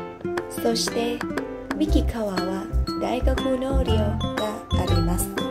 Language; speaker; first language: Japanese; non-native, learner; Thai